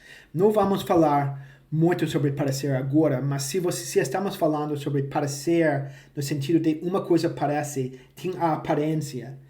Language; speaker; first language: Portuguese; non-native, fluent; English